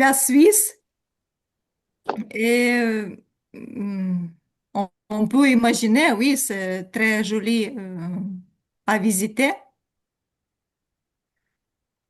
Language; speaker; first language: French; non-native, learner; Ukrainian